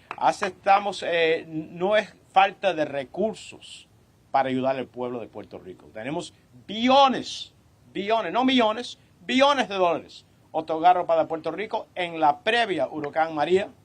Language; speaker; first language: Spanish; early bilingual, other home language; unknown